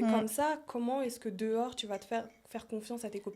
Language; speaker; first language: French; native; French